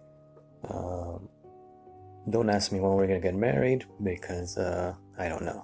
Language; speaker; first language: English; native; English